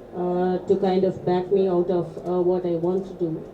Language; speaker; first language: English; non-native, local second language; Tamil